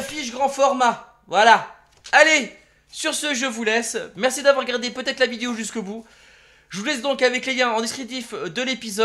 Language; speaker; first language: French; native; French